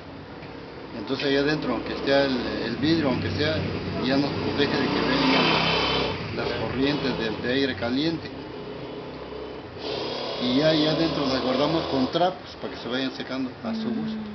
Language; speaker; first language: Spanish; native; Spanish